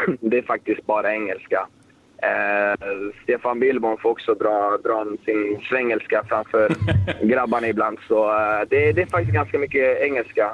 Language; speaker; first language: Swedish; native; Swedish